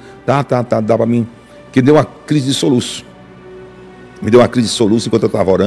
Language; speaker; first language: Portuguese; native; Portuguese